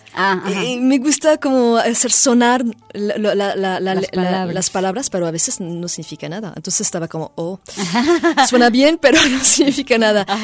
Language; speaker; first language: Spanish; non-native, fluent; French